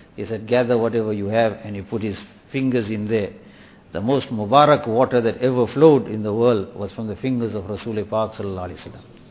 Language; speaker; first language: English; native; English